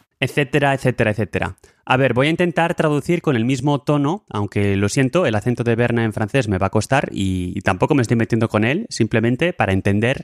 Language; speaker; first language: Spanish; native; Spanish